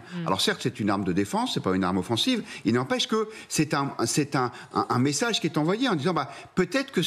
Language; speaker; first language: French; native; French